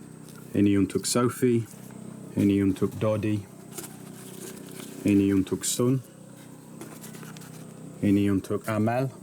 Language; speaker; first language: Indonesian; non-native, learner; English